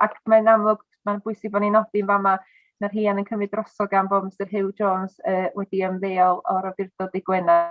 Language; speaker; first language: Welsh; native; Welsh